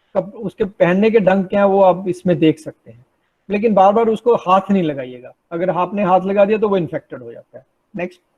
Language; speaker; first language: Hindi; non-native, local second language; Punjabi